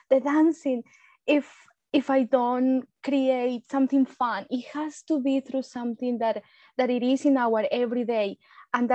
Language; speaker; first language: English; non-native, fluent; Spanish